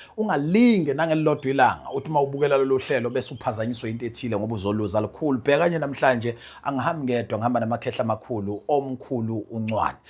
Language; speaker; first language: Zulu; native; Zulu